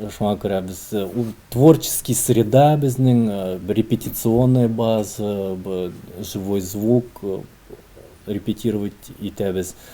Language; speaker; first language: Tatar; early bilingual, heritage; Tatar